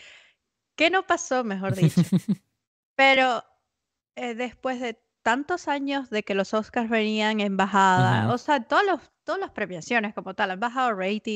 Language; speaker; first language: Spanish; native; Spanish